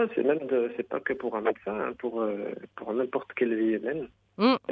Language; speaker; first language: French; non-native, local second language; Arabic